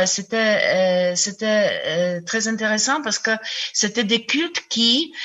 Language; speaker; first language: French; non-native, fluent; Czech